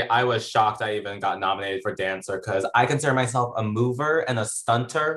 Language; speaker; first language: English; native; English